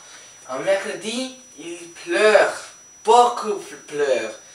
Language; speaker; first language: French; non-native, learner; Spanish